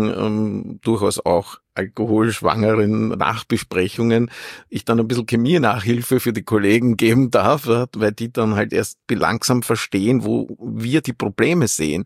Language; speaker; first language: German; native; German